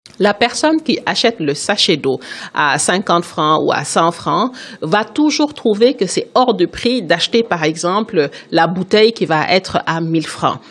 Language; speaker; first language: French; non-native, local second language; Wolof